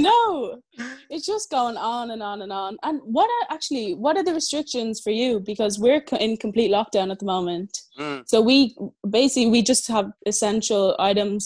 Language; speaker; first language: English; native; English